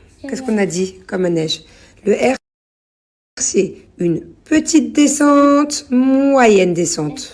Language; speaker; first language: French; native; French